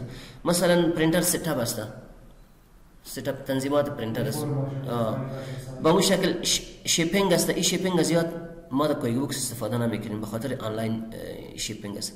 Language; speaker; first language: Persian; non-native, local second language; Pashto